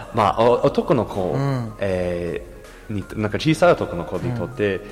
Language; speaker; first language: Japanese; non-native, fluent; English